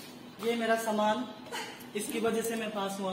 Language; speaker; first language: Hindi; non-native, local second language; Kok Borok